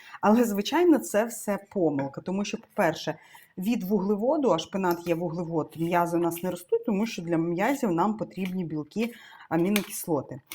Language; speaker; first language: Ukrainian; non-native, local second language; Russian